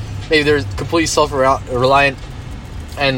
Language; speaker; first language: English; non-native, fluent; Spanish